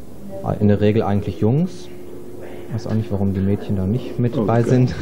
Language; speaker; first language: German; native; German